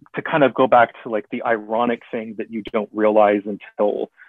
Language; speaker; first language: English; native; English